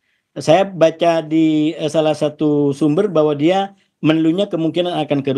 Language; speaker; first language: Indonesian; native; Indonesian